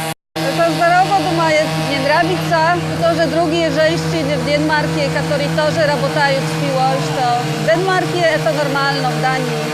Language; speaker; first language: Russian; non-native, learner; Danish